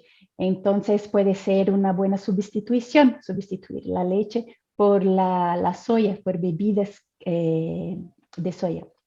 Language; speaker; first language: Spanish; non-native, fluent; Portuguese